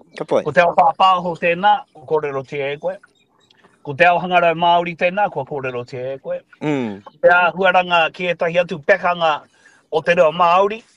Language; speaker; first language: Māori; non-native, local second language; English